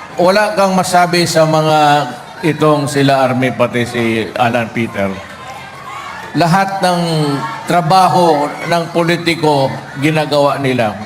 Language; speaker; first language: Filipino; non-native, local second language; Cebuano